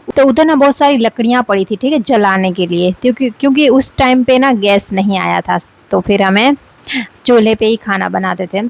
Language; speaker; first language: Hindi; non-native, local second language; Gujarati